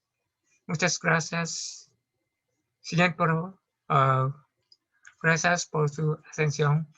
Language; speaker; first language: Spanish; non-native, learner; Japanese